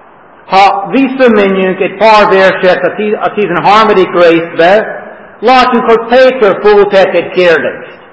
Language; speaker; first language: Hungarian; non-native, fluent; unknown